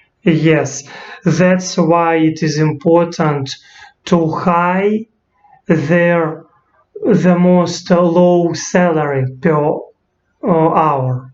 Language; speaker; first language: English; non-native, learner; Russian